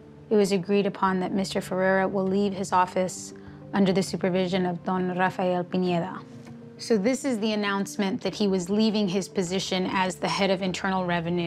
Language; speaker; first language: English; early bilingual, other home language; Spanish